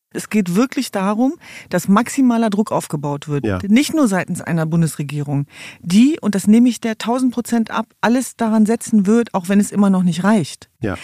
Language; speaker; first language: German; native; German